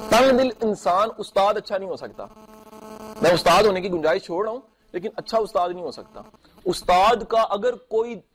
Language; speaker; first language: Urdu; native; Urdu